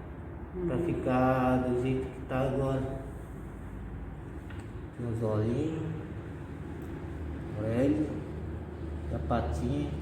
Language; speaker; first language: Portuguese; non-native, local second language; Guarani